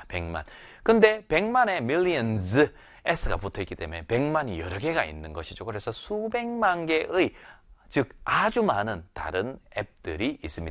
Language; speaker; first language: Korean; native; Korean